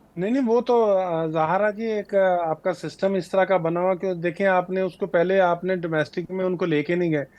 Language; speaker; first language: Urdu; non-native, local second language; Punjabi